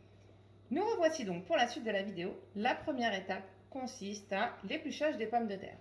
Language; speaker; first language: French; native; French